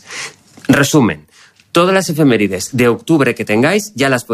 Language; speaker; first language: Spanish; native; Spanish